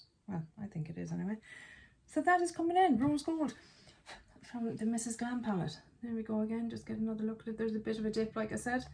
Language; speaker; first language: English; native; English